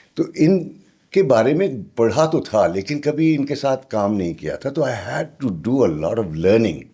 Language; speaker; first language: Urdu; native; Urdu